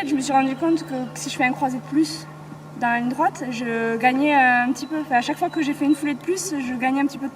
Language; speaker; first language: French; native; French